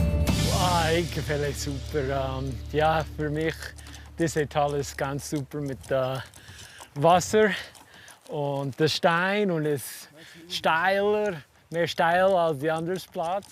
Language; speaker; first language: German; non-native, learner; English